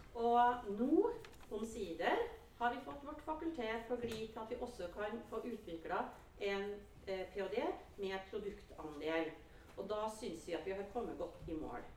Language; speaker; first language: Norwegian; native; Norwegian